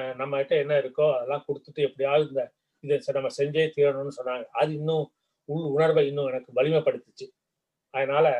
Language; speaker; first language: Tamil; native; Tamil